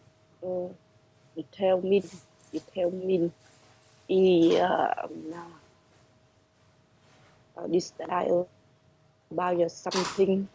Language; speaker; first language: English; non-native, learner; Vietnamese